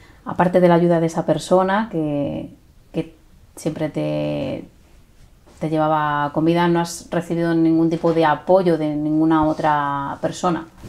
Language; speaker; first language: Spanish; native; Spanish